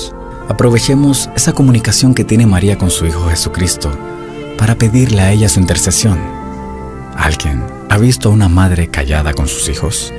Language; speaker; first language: Spanish; native; Spanish